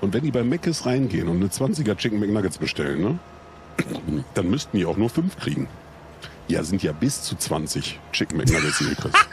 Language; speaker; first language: German; native; German